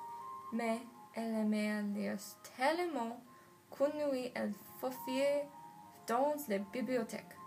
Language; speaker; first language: French; non-native, learner; English